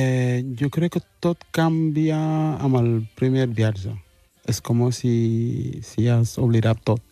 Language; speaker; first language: Catalan; early bilingual, other home language; Wolof